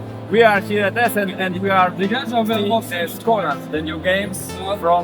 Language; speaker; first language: English; non-native, learner; Polish